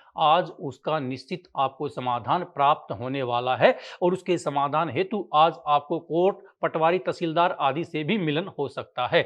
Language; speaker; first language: Hindi; native; Hindi